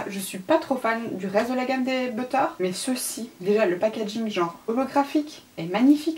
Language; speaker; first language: French; native; French